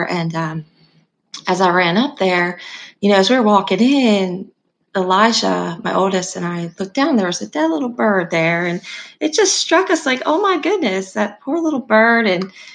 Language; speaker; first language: English; native; English